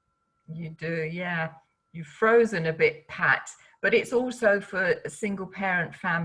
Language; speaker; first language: English; native; English